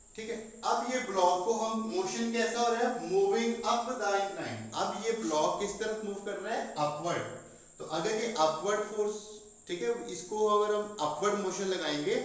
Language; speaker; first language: Hindi; non-native, local second language; Punjabi